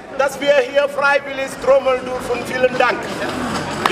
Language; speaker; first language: German; non-native, learner; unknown